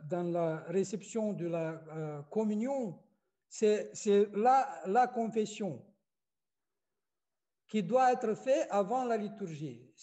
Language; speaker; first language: French; non-native, fluent; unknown